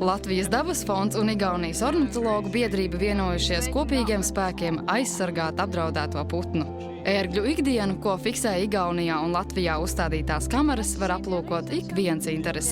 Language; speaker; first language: Latvian; native; Latvian